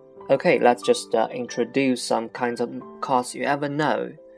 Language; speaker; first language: English; non-native, fluent; Chinese